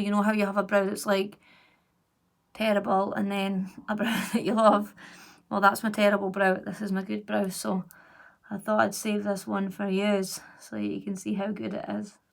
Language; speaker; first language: English; native; English